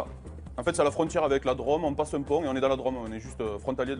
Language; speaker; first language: French; native; French